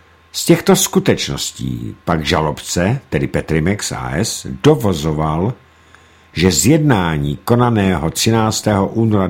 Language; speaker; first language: Czech; native; Czech